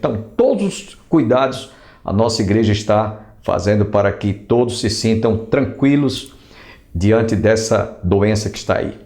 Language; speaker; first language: Portuguese; native; Portuguese